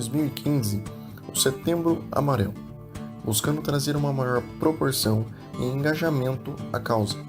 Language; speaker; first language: Portuguese; native; Portuguese